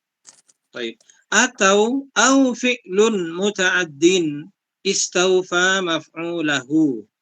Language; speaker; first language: Arabic; non-native, fluent; Indonesian